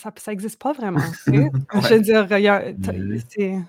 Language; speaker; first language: French; native; French